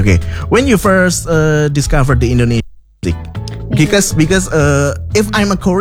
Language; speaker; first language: English; non-native, fluent; Indonesian